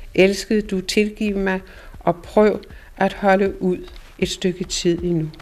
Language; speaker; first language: Danish; native; Danish